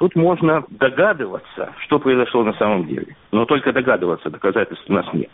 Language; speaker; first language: Russian; native; Russian